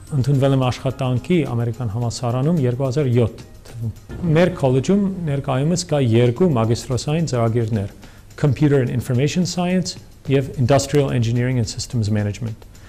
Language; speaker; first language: Armenian; early bilingual, heritage; Armenian